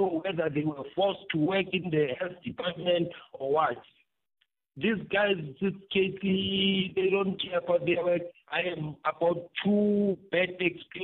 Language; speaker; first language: English; non-native, local second language; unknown